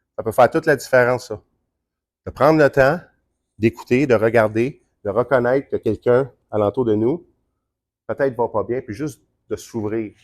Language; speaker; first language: French; native; French